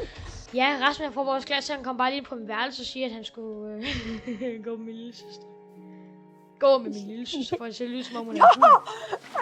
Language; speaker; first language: Danish; native; Danish